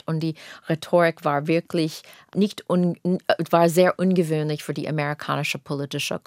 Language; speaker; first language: German; non-native, fluent; English